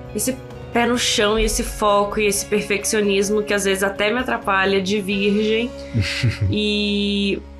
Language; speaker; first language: Portuguese; native; Portuguese